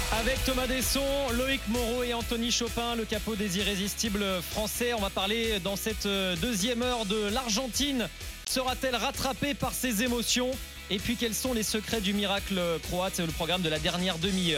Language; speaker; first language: French; native; French